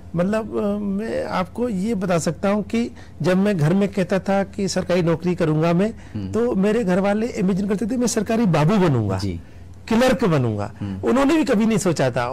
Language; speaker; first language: Hindi; native; Hindi